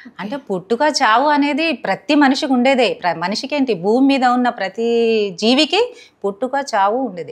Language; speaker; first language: Telugu; non-native, local second language; Hindi